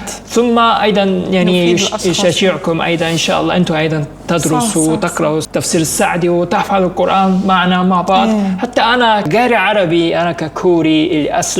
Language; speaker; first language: Arabic; non-native, fluent; Korean